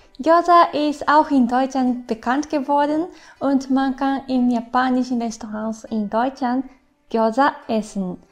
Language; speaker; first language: German; non-native, fluent; Japanese